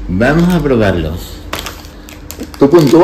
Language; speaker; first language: Spanish; native; Spanish